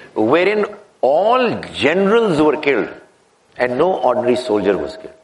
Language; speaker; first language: English; non-native, local second language; Urdu